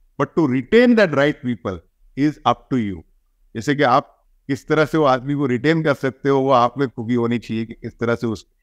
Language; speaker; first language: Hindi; native; Hindi